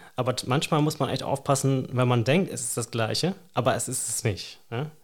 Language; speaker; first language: German; native; German